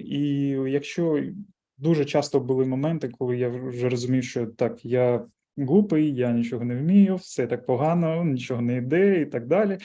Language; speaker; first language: Ukrainian; non-native, local second language; Russian